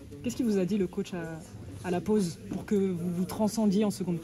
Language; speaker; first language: French; native; French